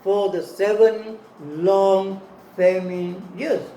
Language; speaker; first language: English; non-native, local second language; Tamil